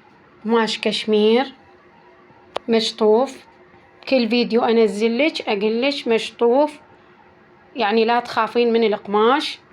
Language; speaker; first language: Arabic; native; Arabic